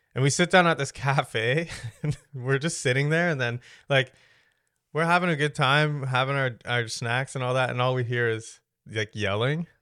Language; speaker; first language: English; native; English